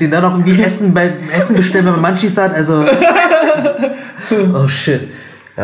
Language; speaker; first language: German; native; German